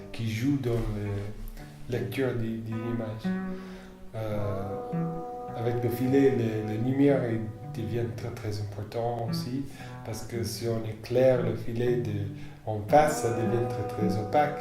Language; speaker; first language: French; non-native, fluent; English